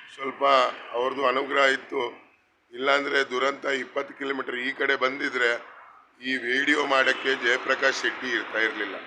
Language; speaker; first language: Kannada; non-native, local second language; Tulu